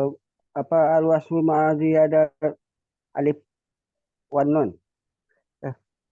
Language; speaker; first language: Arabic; non-native, learner; Indonesian